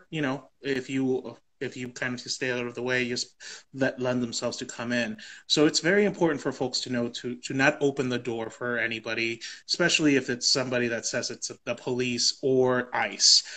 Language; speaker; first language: English; native; English